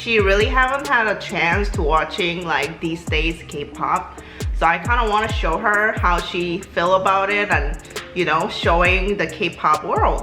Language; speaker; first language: English; non-native, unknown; Korean